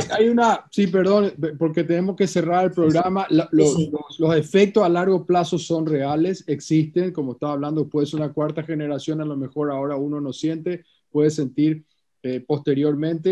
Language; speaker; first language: Spanish; native; Spanish